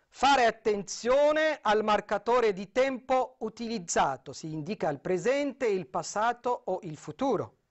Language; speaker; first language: Italian; non-native, fluent; Arabic